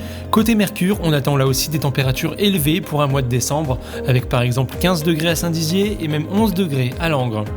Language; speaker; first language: French; native; French